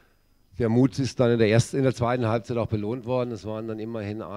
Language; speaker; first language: German; native; German